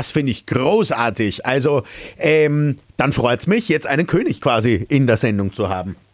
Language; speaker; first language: German; native; German